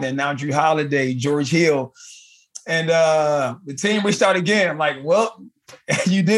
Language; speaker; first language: English; native; English